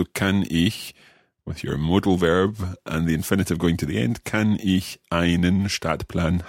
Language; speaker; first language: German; non-native, learner; English